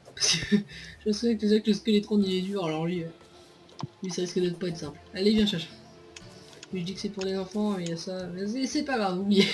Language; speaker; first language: French; native; French